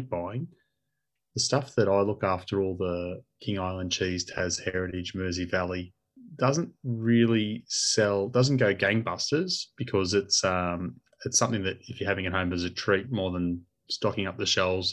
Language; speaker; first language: English; native; English